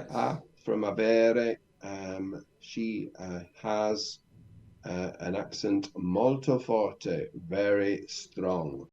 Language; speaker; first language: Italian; non-native, learner; English